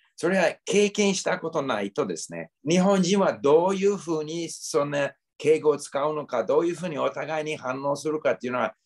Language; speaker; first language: Japanese; non-native, fluent; English